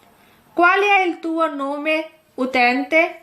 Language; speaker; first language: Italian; non-native, fluent; Urdu